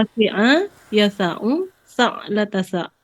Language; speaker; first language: Arabic; non-native, learner; Indonesian